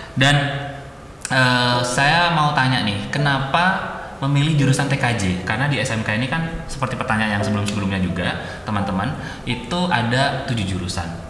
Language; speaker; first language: Indonesian; non-native, local second language; Madurese